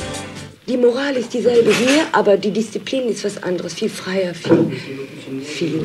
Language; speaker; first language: German; non-native, learner; French